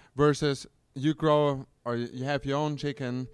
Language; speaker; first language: English; non-native, fluent; German